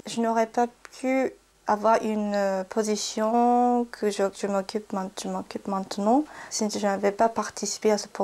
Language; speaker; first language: French; non-native, fluent; Japanese